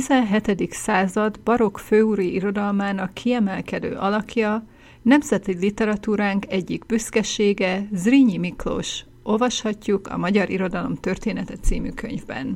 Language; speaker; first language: Hungarian; native; Hungarian